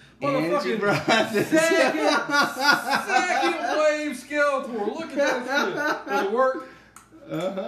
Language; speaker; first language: English; native; English